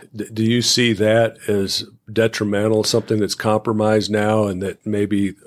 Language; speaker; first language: English; native; English